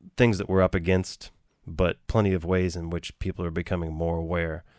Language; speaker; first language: English; native; English